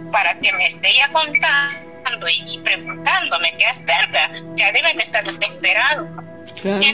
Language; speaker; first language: Spanish; native; Spanish